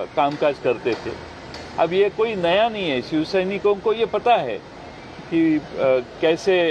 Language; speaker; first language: Hindi; non-native, local second language; Marathi